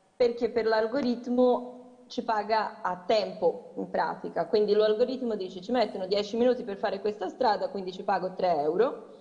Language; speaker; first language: Italian; non-native, fluent; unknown